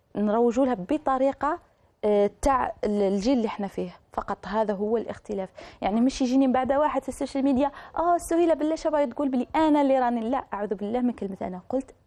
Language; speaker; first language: Arabic; native; Arabic